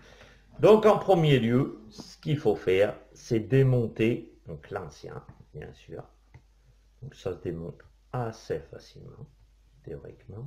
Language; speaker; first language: French; native; French